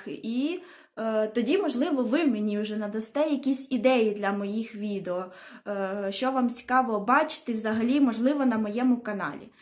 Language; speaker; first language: Ukrainian; non-native, local second language; Russian